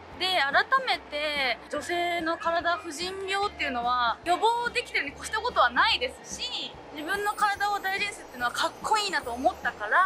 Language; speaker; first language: Japanese; native; Japanese